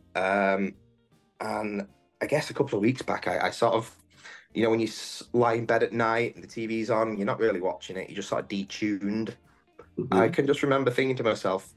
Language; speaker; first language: English; native; English